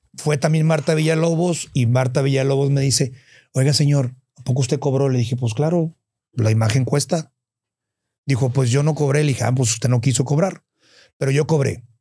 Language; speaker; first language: Spanish; native; Spanish